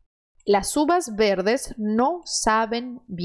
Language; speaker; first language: Spanish; non-native, fluent; Portuguese